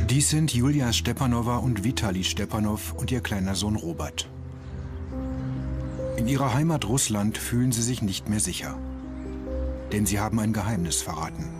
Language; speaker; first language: German; native; German